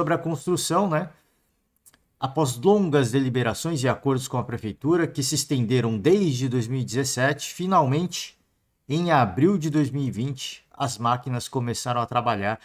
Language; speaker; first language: Portuguese; native; Portuguese